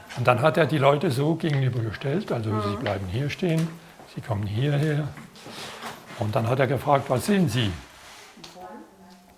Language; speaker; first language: German; non-native, fluent; French